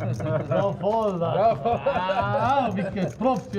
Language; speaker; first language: Swedish; native; Swedish